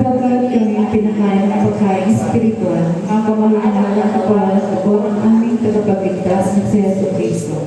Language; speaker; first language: Filipino; native; Filipino